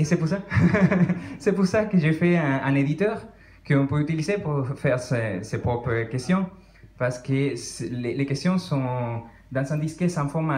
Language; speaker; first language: French; non-native, fluent; Spanish